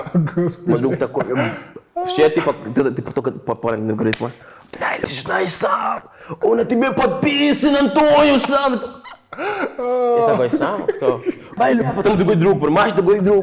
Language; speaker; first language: Russian; non-native, fluent; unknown